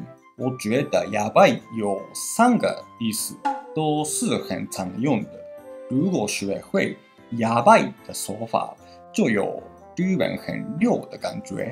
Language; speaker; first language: Chinese; non-native, fluent; Japanese